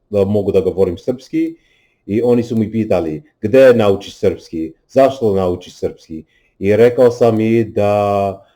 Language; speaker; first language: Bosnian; non-native, learner; English